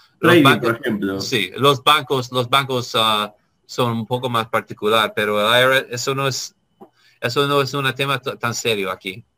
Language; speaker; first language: Spanish; non-native, learner; English